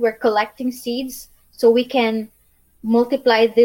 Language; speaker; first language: English; non-native, local second language; Cebuano